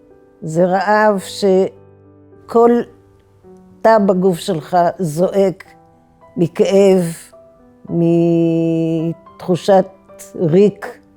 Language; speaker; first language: Hebrew; non-native, fluent; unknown